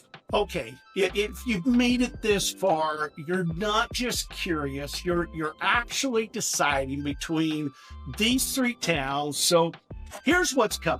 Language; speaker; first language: English; native; English